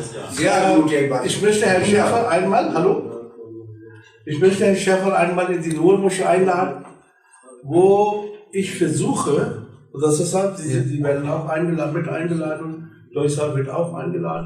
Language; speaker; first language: German; non-native, learner; Urdu